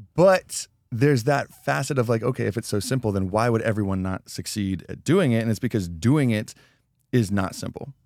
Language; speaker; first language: English; native; English